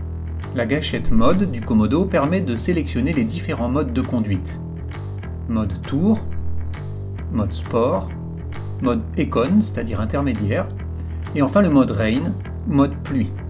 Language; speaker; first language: French; native; French